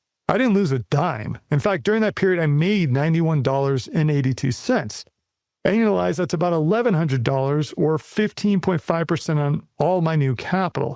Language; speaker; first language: English; native; English